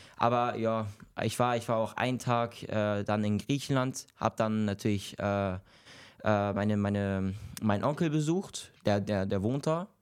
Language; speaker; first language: German; early bilingual, other home language; Kurdish